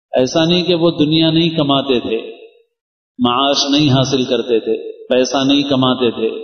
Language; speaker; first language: Urdu; native; Urdu